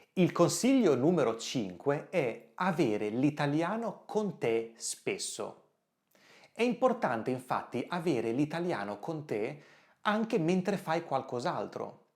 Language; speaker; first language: Italian; native; Italian